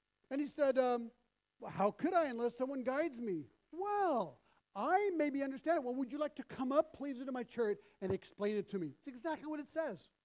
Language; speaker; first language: English; early bilingual, other home language; French